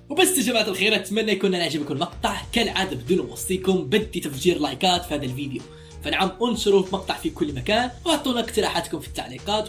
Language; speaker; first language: Arabic; native; Arabic